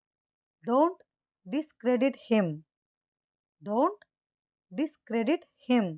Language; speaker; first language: English; non-native, local second language; Tamil